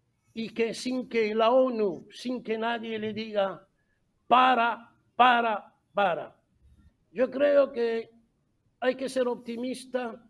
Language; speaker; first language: Spanish; non-native, fluent; Arabic